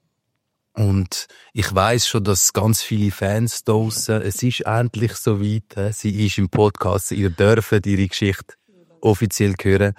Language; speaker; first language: German; native; German